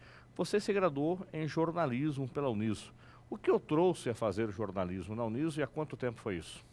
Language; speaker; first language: Portuguese; native; Portuguese